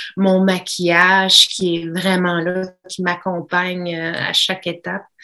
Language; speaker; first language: French; native; French